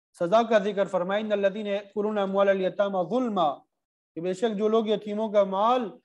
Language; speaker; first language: Urdu; native; Urdu